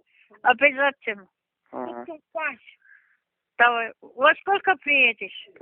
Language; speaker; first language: Russian; non-native, local second language; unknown